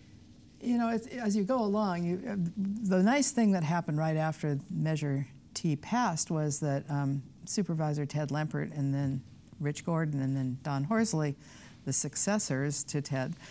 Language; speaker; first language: English; native; English